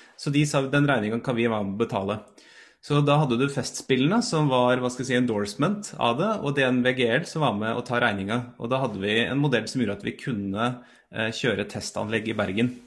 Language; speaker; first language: Norwegian; native; Norwegian